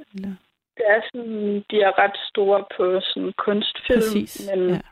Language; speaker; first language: Danish; native; Danish